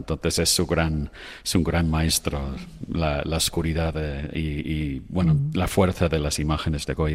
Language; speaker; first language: Spanish; non-native, fluent; English